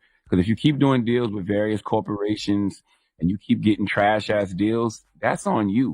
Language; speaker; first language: English; native; English